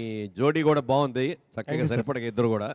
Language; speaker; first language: Telugu; native; Telugu